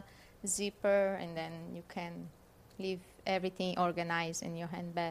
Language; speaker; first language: English; non-native, fluent; German